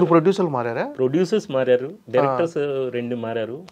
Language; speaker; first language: Telugu; native; Telugu